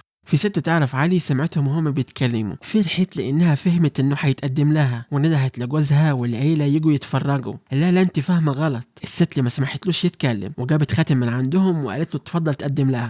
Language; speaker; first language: Arabic; native; Arabic